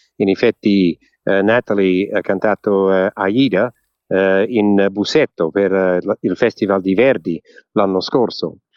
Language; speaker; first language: Italian; early bilingual, heritage; English